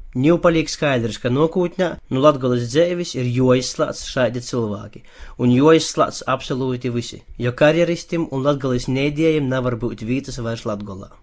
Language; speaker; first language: Latvian; native; Latvian